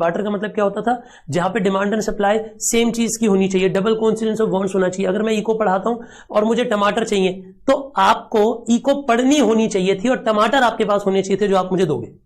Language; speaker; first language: Hindi; native; Hindi